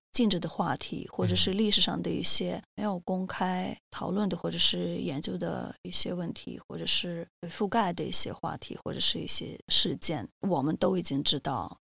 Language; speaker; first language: Chinese; non-native, fluent; Russian